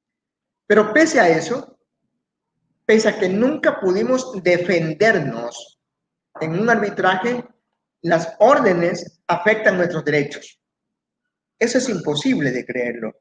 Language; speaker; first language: Spanish; native; Spanish